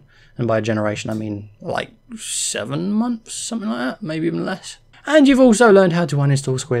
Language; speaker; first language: English; native; English